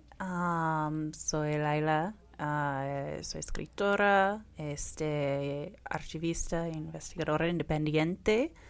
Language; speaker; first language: Spanish; non-native, fluent; English